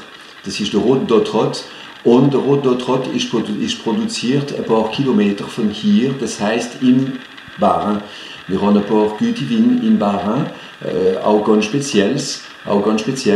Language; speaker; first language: German; non-native, fluent; French